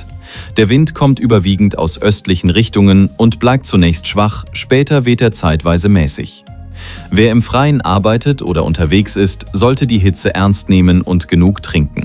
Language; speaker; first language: German; native; German